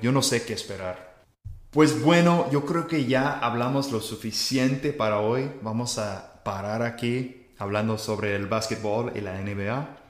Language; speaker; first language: Spanish; non-native, fluent; English